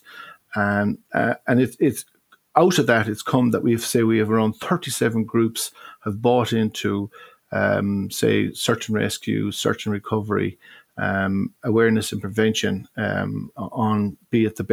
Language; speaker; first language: English; native; English